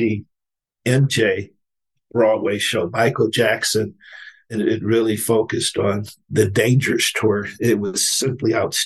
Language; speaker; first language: English; native; English